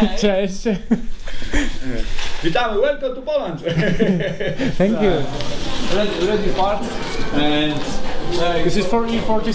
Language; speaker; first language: English; non-native, learner; Czech